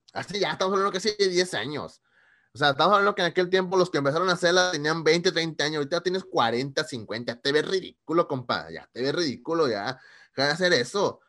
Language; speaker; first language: Spanish; native; Spanish